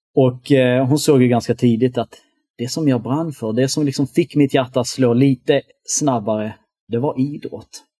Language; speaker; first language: Swedish; early bilingual, other home language; Albanian